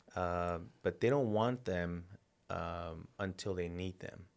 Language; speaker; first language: English; early bilingual, other home language; Spanish